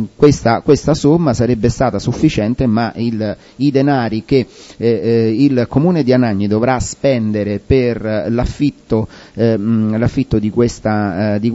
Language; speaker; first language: Italian; native; Italian